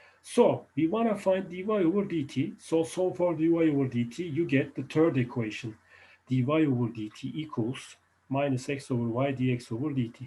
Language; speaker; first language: English; non-native, fluent; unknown